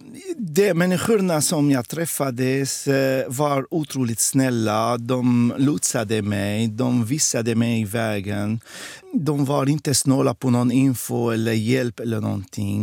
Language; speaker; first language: Swedish; non-native, fluent; Arabic